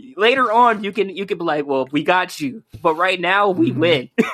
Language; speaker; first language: English; native; English